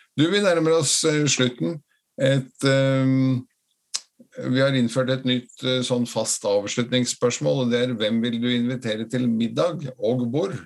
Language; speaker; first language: Norwegian; non-native, fluent; Latvian